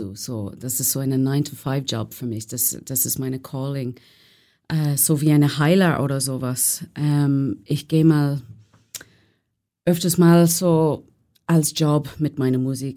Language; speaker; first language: German; non-native, learner; English